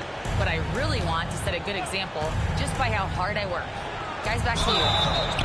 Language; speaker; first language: English; native; English